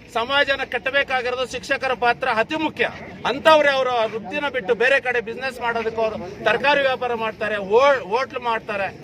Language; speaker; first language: Kannada; native; Kannada